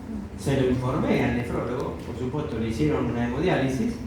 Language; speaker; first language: Spanish; native; Spanish